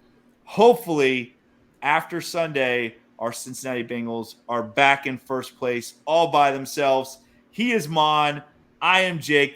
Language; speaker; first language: English; native; English